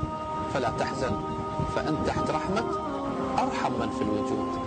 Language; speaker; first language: Arabic; native; Arabic